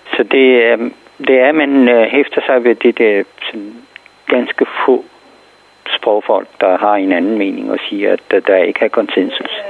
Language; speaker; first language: Danish; non-native, fluent; Urdu